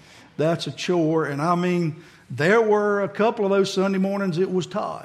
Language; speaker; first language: English; native; English